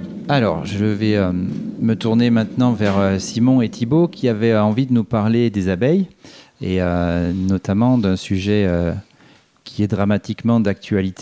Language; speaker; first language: French; native; French